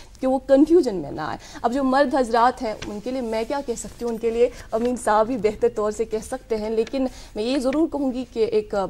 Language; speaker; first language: Hindi; non-native, local second language; Kashmiri